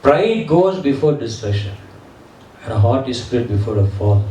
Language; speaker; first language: English; non-native, local second language; Tamil